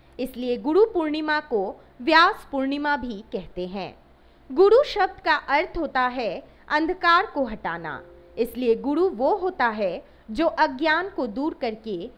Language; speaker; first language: Hindi; non-native, local second language; Assamese